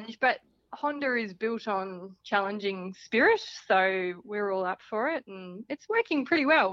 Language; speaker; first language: English; native; English